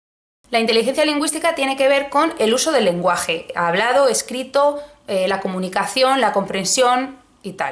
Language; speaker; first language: Spanish; native; Spanish